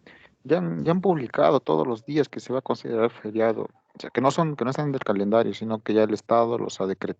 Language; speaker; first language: Spanish; native; Spanish